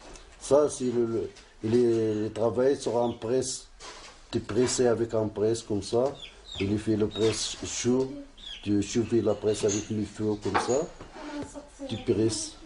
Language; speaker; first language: French; non-native, learner; Arabic